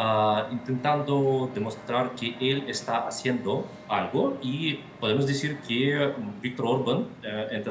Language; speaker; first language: Spanish; non-native, fluent; Russian